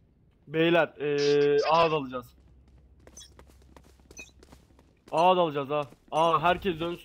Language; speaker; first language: Turkish; native; Turkish